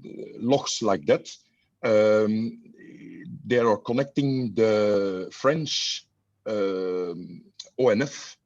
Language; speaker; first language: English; non-native, learner; Dutch